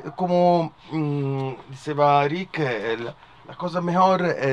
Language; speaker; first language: Spanish; non-native, learner; Italian